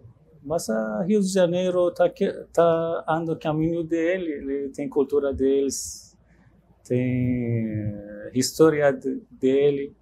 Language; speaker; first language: Portuguese; non-native, learner; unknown